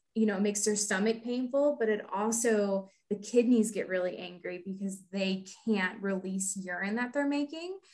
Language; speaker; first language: English; native; English